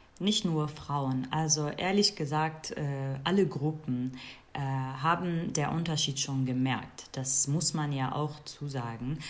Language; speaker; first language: German; non-native, fluent; Kurdish